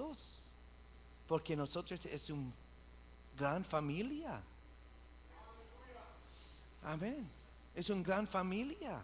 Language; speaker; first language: Spanish; early bilingual, heritage; English